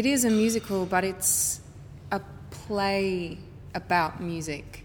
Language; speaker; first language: English; native; English